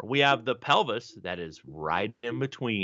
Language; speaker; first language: English; native; English